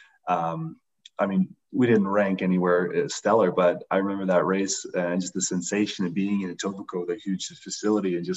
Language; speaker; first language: English; native; English